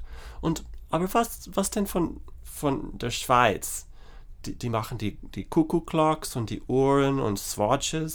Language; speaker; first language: German; non-native, learner; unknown